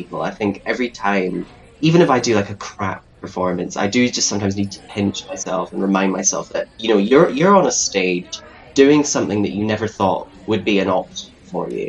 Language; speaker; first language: English; native; English